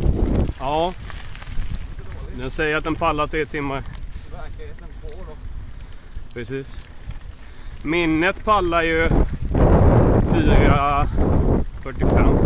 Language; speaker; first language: Swedish; native; Swedish